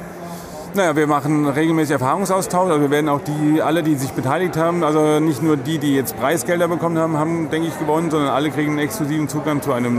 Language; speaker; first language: German; native; German